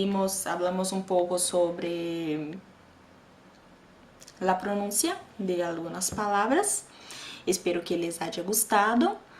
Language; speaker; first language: Spanish; non-native, fluent; Portuguese